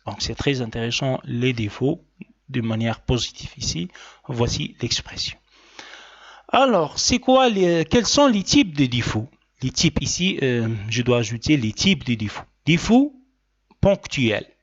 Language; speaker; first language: French; non-native, local second language; Arabic